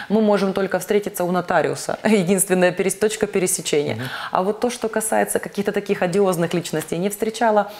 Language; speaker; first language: Russian; native; Russian